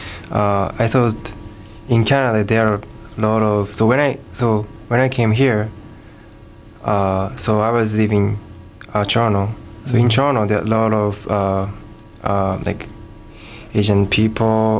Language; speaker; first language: English; non-native, learner; Japanese